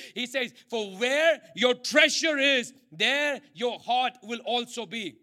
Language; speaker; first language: English; non-native, local second language; Malayalam